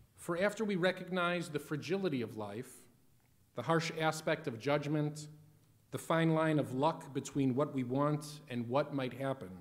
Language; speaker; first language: English; native; English